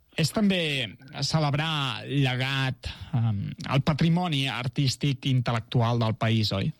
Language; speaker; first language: Catalan; native; Catalan